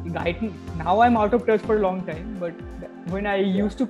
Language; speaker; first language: English; non-native, local second language; Bangla